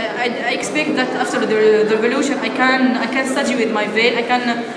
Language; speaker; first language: English; non-native, learner; Arabic